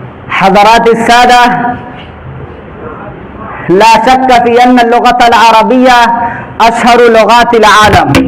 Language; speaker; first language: Arabic; non-native, fluent; Urdu